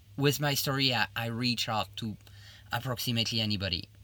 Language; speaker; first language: English; non-native, fluent; French